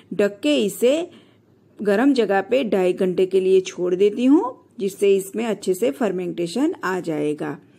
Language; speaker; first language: Hindi; non-native, local second language; Gujarati